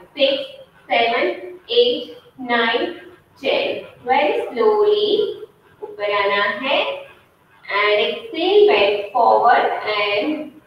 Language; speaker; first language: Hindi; non-native, local second language; Gujarati